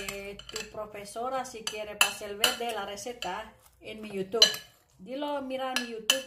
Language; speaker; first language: Spanish; non-native, learner; Indonesian